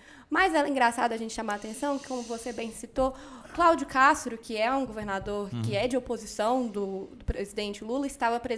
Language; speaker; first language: Portuguese; native; Portuguese